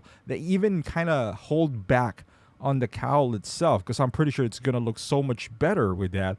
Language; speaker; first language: English; native; English